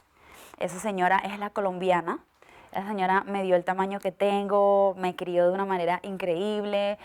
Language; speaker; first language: Spanish; native; Spanish